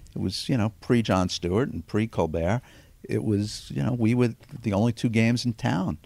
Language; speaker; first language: English; native; English